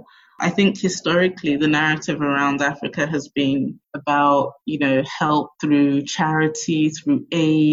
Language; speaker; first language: English; native; English